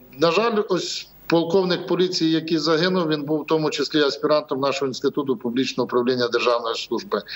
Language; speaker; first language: Ukrainian; native; Ukrainian